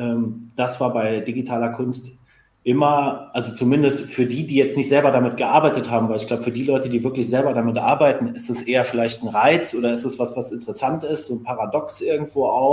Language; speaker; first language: German; native; German